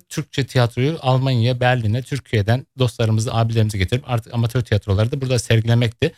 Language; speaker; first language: Turkish; early bilingual, heritage; Turkish